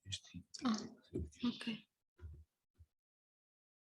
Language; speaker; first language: Portuguese; native; Portuguese